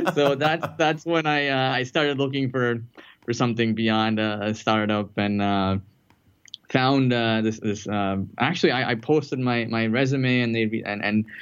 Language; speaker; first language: English; non-native, local second language; Tamil